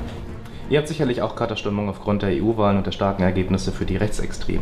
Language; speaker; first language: German; early bilingual, other home language; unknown